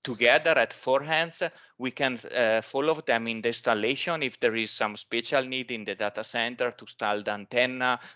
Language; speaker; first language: English; non-native, fluent; Italian